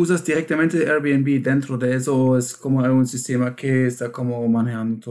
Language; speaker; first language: Spanish; non-native, fluent; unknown